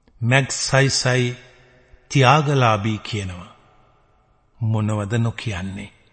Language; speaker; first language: Sinhala; native; Sinhala